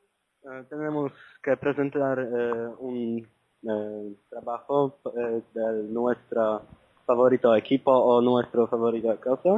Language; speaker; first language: Spanish; non-native, learner; Polish